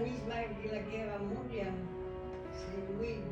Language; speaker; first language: Spanish; non-native, learner; French